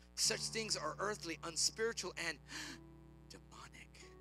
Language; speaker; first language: English; early bilingual, other home language; Spanish